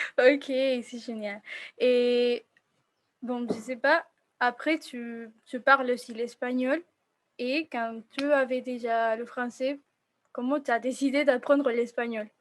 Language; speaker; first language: French; non-native, fluent; Spanish